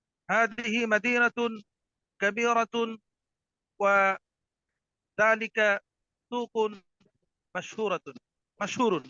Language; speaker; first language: Arabic; non-native, learner; Bangla